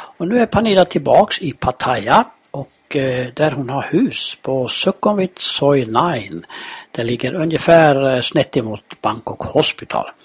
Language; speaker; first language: Swedish; native; Swedish